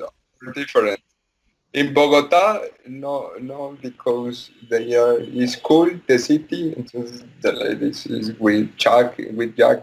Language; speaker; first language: English; non-native, learner; Spanish